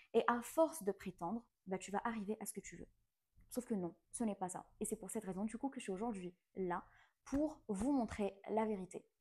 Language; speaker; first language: French; non-native, local second language; Arabic